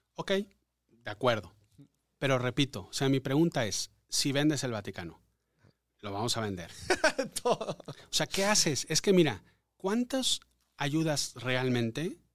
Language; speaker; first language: Spanish; native; Spanish